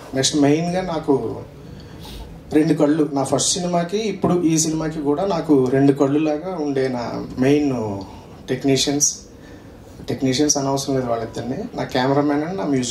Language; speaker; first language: Telugu; native; Telugu